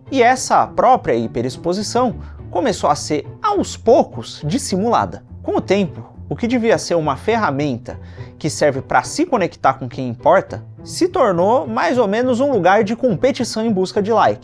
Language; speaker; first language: Portuguese; native; Portuguese